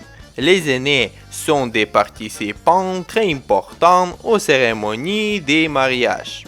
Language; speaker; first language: French; non-native, fluent; Ukrainian